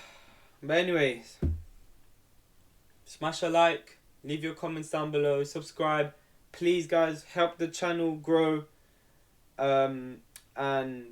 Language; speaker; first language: English; native; English